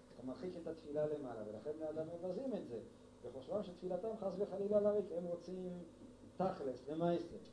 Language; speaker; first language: Hebrew; non-native, fluent; Spanish